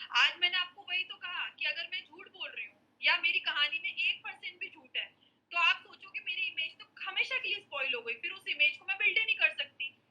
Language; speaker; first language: Hindi; native; Hindi